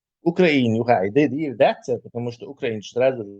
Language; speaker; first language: Russian; non-native, local second language; Chechen